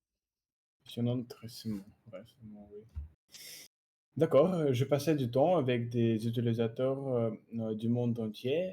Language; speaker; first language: French; non-native, learner; Russian